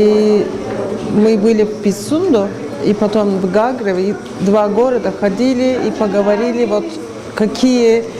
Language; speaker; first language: Russian; non-native, learner; Turkish